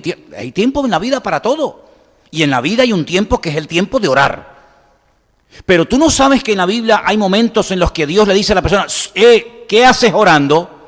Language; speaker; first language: Spanish; native; Spanish